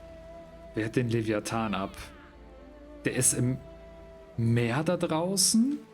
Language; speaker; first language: German; native; German